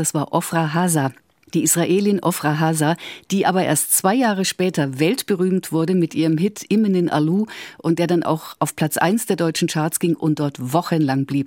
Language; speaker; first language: German; native; German